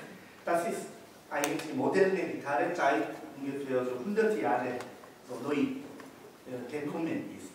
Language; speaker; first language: German; non-native, learner; Korean